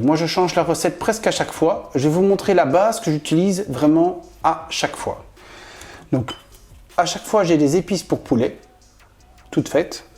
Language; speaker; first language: French; native; French